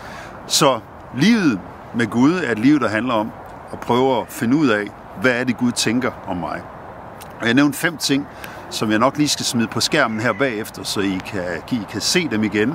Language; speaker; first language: Danish; native; Danish